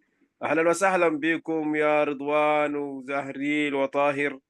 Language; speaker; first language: Arabic; non-native, fluent; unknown